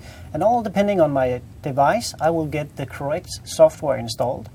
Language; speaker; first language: English; non-native, fluent; Danish